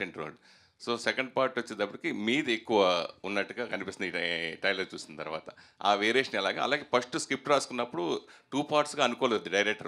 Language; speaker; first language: Telugu; native; Telugu